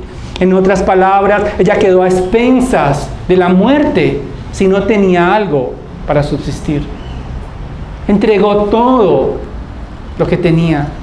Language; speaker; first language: Spanish; native; Spanish